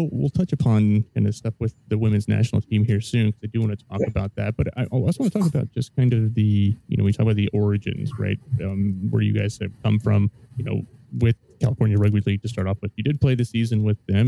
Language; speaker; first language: English; native; English